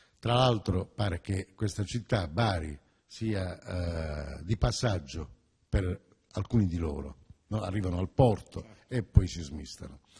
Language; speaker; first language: Italian; native; Italian